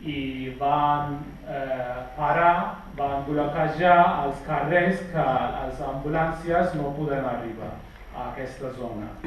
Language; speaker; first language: Catalan; non-native, fluent; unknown